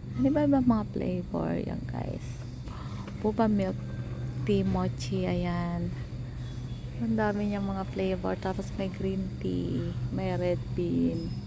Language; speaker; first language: Filipino; native; Filipino